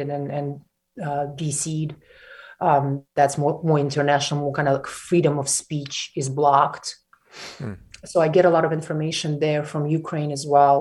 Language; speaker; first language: English; non-native, fluent; Russian